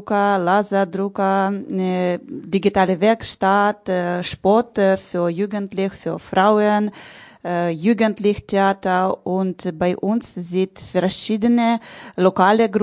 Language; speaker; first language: German; non-native, learner; Ukrainian